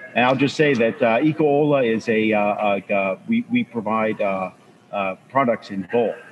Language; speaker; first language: English; native; English